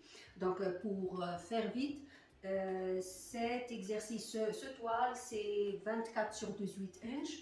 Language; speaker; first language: French; non-native, fluent; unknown